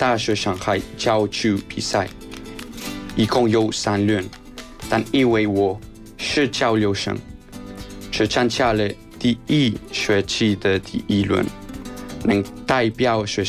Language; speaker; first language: Chinese; non-native, fluent; Spanish